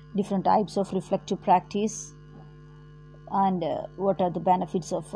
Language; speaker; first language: English; non-native, local second language; Malayalam